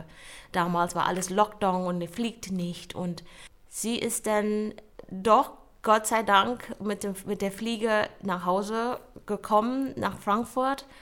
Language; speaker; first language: German; non-native, fluent; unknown